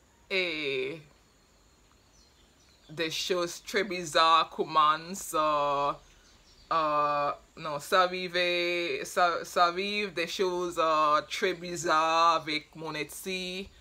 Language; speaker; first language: French; non-native, learner; English